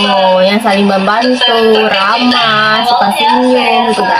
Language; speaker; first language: Indonesian; native; Indonesian